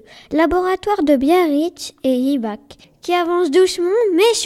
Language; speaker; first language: French; native; French